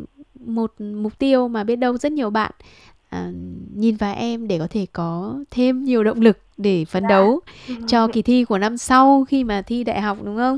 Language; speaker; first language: Vietnamese; native; Vietnamese